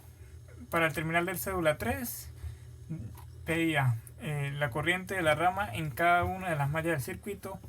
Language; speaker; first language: Spanish; native; Spanish